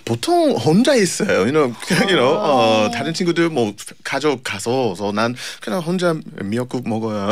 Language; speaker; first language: Korean; non-native, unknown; English